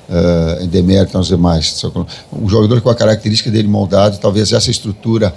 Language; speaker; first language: Portuguese; native; Portuguese